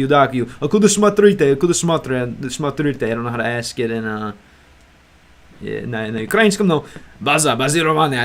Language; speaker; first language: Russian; non-native, learner; English